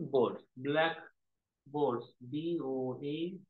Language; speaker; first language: English; non-native, local second language; Marathi